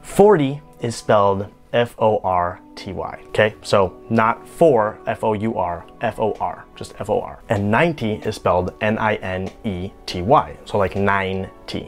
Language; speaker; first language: English; native; English